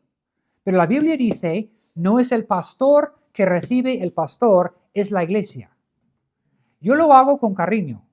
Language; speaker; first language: Spanish; non-native, fluent; English